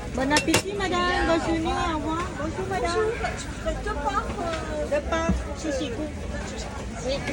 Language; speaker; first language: French; non-native, learner; Thai